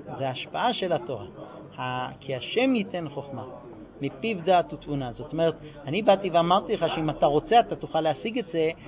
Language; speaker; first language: Hebrew; non-native, fluent; English